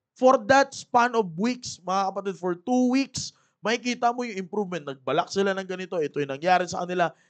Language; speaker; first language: Filipino; native; Filipino